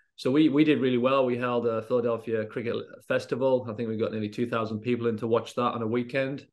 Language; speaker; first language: English; native; English